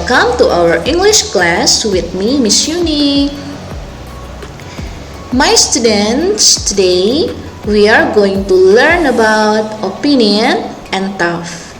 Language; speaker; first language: English; non-native, local second language; Indonesian